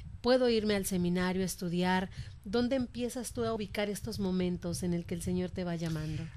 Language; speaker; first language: Spanish; native; Spanish